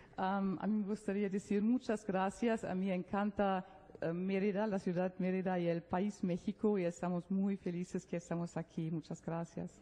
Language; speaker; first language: Spanish; non-native, fluent; German